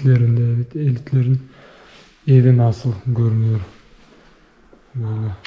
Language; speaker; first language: Turkish; non-native, learner; Bashkir